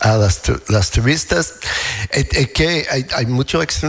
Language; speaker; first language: Spanish; non-native, learner; English